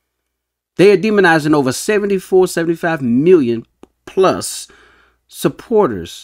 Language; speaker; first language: English; native; English